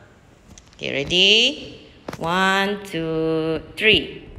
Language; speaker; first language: Malay; native; Malay